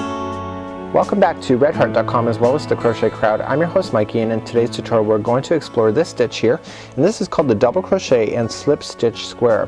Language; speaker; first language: English; native; English